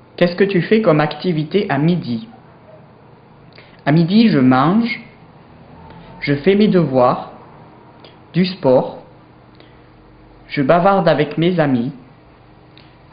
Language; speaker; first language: French; non-native, learner; English